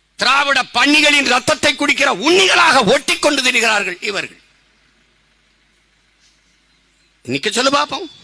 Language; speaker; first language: Tamil; native; Tamil